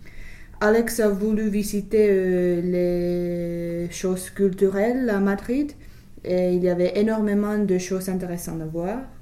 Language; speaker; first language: French; non-native, learner; English